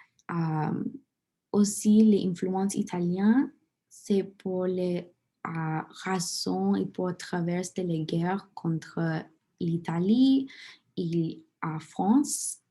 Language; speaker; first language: French; non-native, learner; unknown